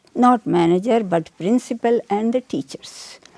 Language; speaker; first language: English; non-native, local second language; Urdu